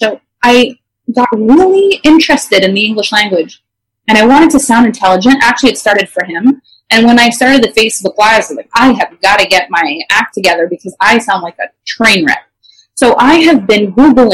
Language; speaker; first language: English; non-native, fluent; French